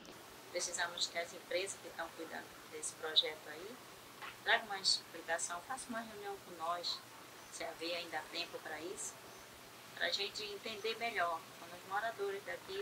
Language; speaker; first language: Portuguese; native; Portuguese